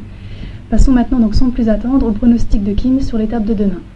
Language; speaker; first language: French; native; French